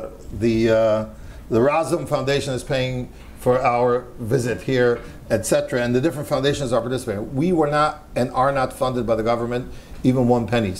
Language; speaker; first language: English; native; English